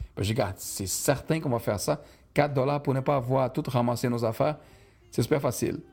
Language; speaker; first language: French; non-native, fluent; Portuguese